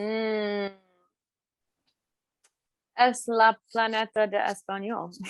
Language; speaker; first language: Spanish; non-native, learner; English